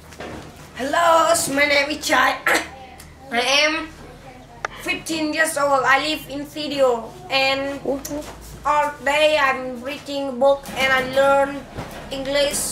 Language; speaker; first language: English; non-native, learner; Khmer